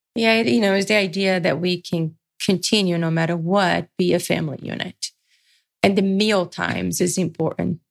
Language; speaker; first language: English; early bilingual, other home language; Portuguese